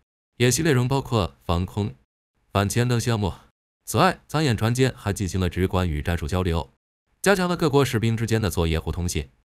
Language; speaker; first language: Chinese; native; Chinese